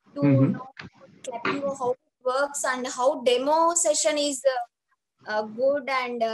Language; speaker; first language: English; non-native, local second language; Telugu